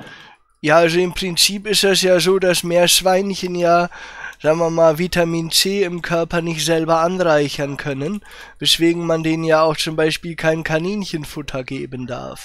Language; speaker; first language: German; native; German